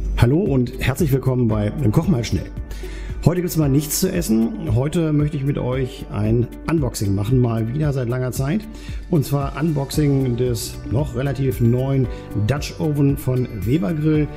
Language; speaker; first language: German; native; German